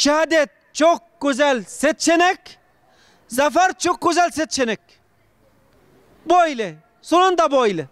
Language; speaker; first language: Turkish; non-native, fluent; Arabic